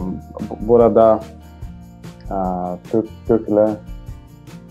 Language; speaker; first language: Turkish; non-native, learner; Portuguese